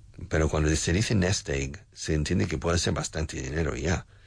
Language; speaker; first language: Spanish; non-native, fluent; English